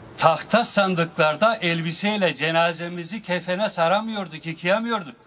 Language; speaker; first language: Turkish; native; Turkish